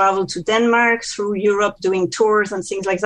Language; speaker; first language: English; non-native, fluent; French